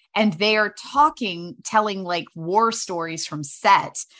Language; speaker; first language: English; native; English